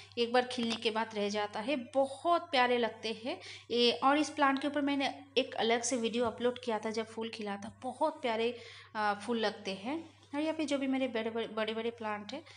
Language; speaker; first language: Hindi; non-native, local second language; Bangla